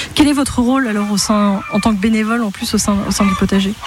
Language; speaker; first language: French; native; French